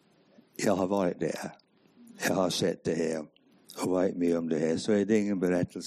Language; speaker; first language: Swedish; non-native, fluent; English